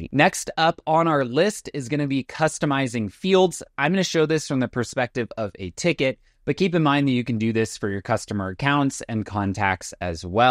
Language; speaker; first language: English; native; English